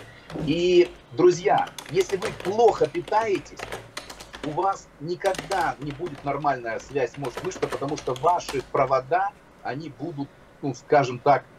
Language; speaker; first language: Russian; native; Russian